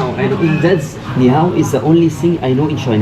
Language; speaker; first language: English; non-native, fluent; Arabic